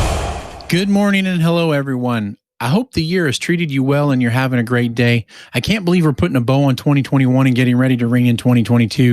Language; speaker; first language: English; native; English